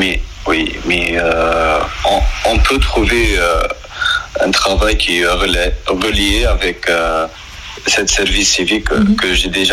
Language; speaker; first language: French; non-native, learner; Arabic